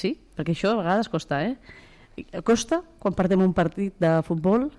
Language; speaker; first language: Catalan; native; Catalan